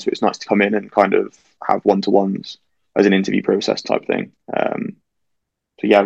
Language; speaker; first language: English; native; English